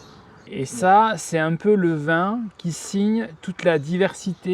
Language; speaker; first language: French; native; French